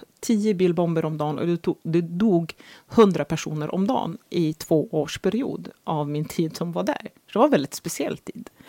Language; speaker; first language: Swedish; early bilingual, other home language; Arabic